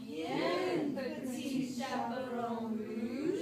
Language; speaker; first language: French; non-native, learner; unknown